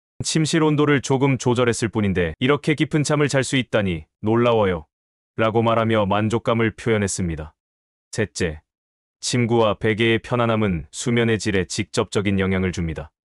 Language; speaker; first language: Korean; native; Korean